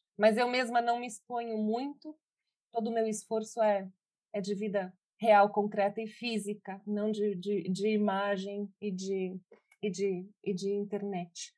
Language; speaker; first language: Portuguese; early bilingual, other home language; Spanish